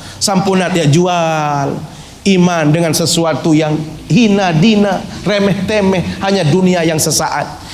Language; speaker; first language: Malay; non-native, local second language; Sasak